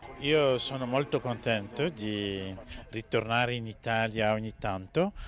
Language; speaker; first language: Italian; non-native, fluent; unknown